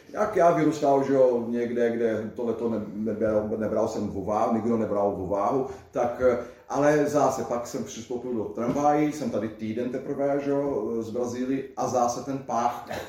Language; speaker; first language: Czech; non-native, fluent; Portuguese